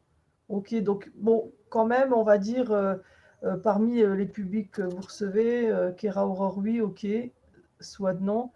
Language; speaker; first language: French; native; French